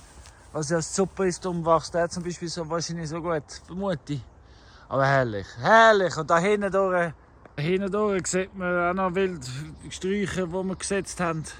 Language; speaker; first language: German; non-native, fluent; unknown